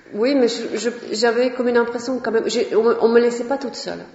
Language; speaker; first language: French; non-native, fluent; Swedish